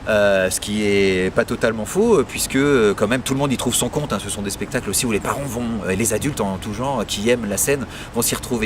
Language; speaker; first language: French; native; French